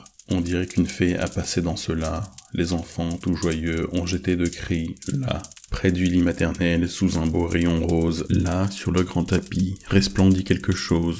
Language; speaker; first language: French; native; French